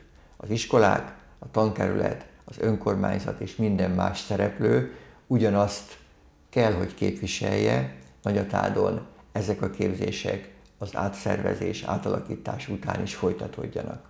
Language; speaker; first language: Hungarian; native; Hungarian